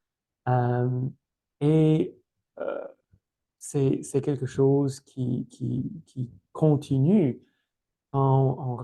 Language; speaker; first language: French; non-native, fluent; English